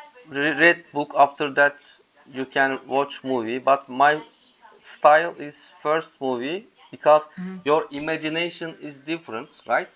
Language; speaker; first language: English; non-native, learner; Turkish